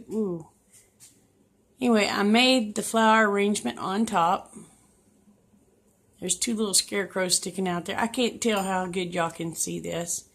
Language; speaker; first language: English; native; English